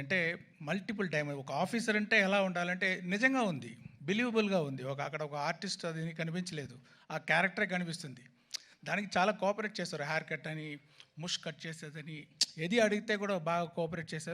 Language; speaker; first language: Telugu; non-native, fluent; Tamil